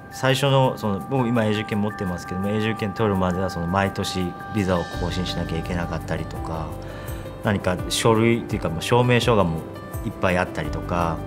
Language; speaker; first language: Japanese; non-native, fluent; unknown